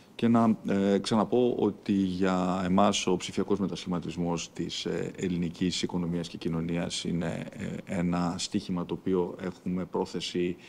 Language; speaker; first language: Greek; native; Greek